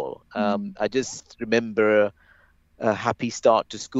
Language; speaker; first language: English; native; English